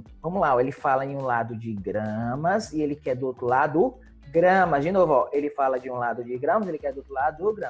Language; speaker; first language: Portuguese; native; Portuguese